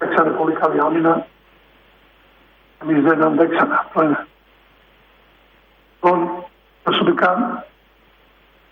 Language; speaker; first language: Greek; non-native, fluent; Serbian